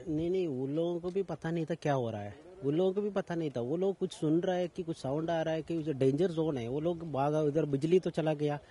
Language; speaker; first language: Hindi; non-native, local second language; Malayalam